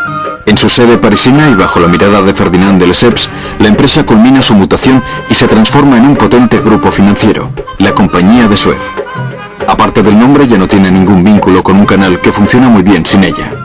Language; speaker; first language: Spanish; native; Spanish